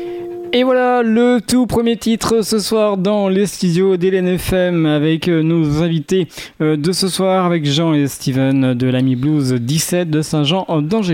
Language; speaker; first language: French; native; French